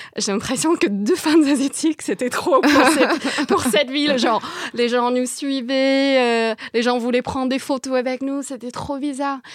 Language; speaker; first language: French; non-native, fluent; Vietnamese